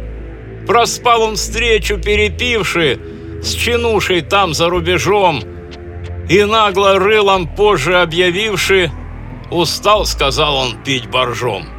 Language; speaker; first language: Russian; native; Russian